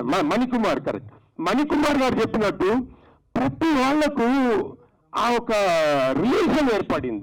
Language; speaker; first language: Telugu; native; Telugu